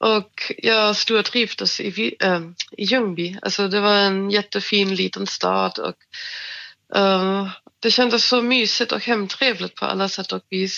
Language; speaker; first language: Swedish; non-native, fluent; German